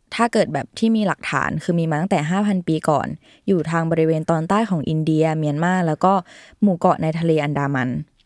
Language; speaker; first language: Thai; native; Thai